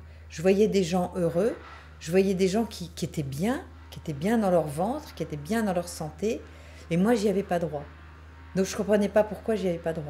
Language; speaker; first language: French; native; French